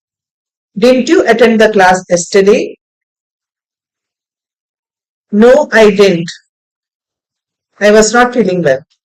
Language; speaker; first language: English; non-native, local second language; Hindi